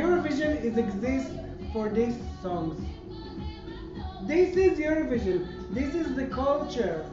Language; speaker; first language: English; non-native, fluent; Hebrew